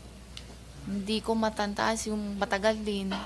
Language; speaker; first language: Filipino; non-native, learner; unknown